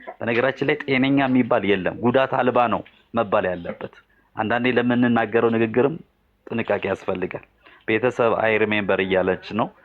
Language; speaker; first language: Amharic; non-native, local second language; Tigrinya